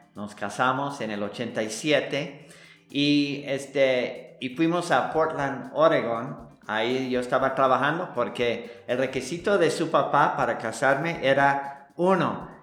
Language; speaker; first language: Spanish; non-native, fluent; English